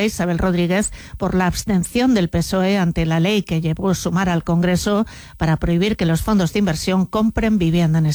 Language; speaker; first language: Spanish; native; Spanish